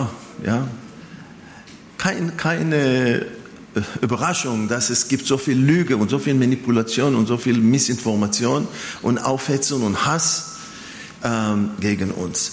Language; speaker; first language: German; non-native, fluent; Hebrew